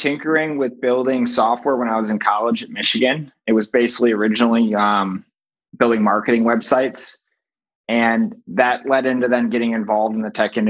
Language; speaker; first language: English; native; English